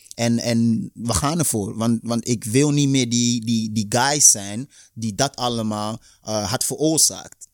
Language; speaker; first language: Dutch; early bilingual, other home language; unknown